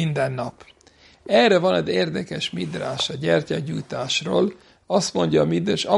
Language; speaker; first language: Hungarian; non-native, fluent; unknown